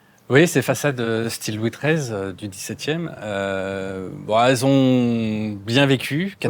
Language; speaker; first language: French; native; French